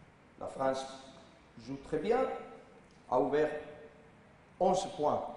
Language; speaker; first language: French; non-native, learner; Spanish